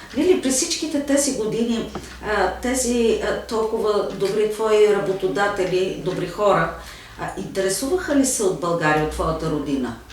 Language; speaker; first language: Bulgarian; native; Bulgarian